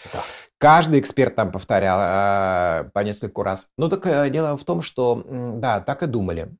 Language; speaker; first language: Russian; native; Russian